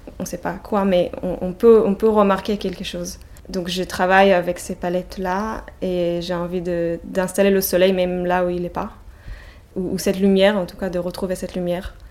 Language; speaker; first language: French; non-native, fluent; Hebrew